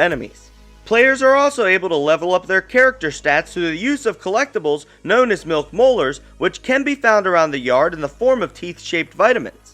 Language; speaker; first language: English; native; English